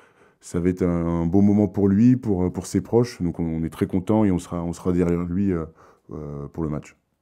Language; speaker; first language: French; native; French